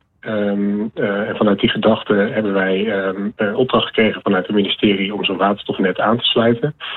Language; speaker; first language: Dutch; native; Dutch